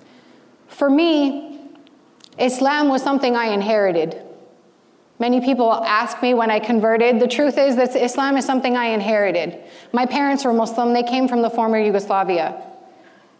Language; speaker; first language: English; native; English